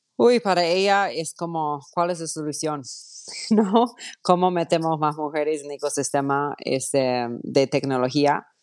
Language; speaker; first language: Spanish; non-native, fluent; English